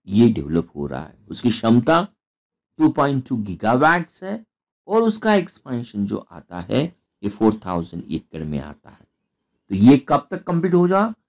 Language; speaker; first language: Hindi; non-native, local second language; Marathi